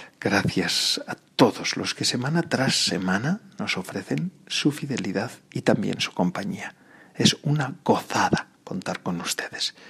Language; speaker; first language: Spanish; native; Spanish